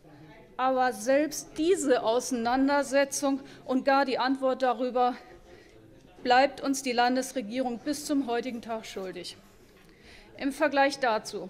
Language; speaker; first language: German; native; German